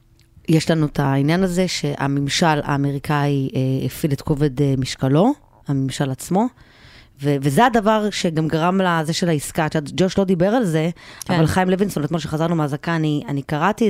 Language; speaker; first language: Hebrew; native; Hebrew